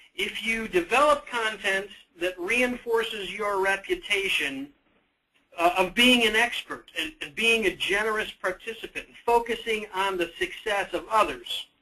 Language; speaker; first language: English; native; English